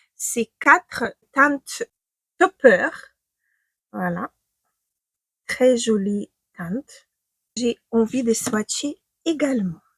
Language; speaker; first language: French; non-native, fluent; Ukrainian